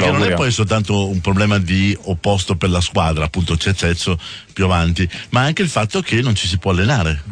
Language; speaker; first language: Italian; native; Italian